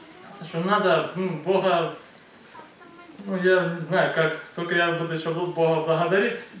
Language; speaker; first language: Ukrainian; non-native, local second language; Russian